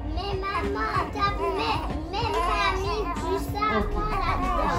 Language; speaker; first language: French; early bilingual, heritage; French